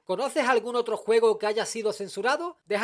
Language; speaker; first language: Spanish; native; Spanish